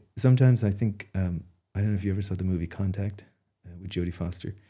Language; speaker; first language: English; native; English